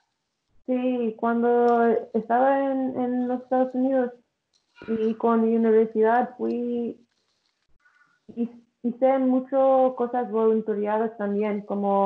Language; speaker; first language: Spanish; early bilingual, heritage; English